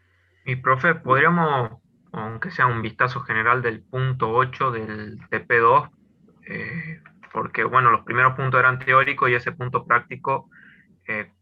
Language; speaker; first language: Spanish; native; Spanish